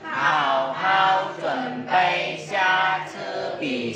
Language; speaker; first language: Chinese; non-native, learner; Vietnamese